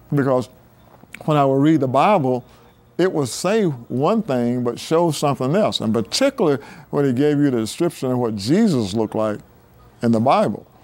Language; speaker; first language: English; native; English